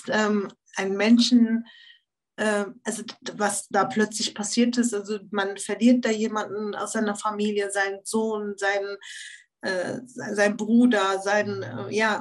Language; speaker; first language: German; early bilingual, other home language; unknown